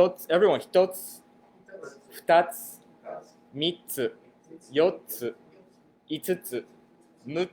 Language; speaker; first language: Japanese; non-native, fluent; English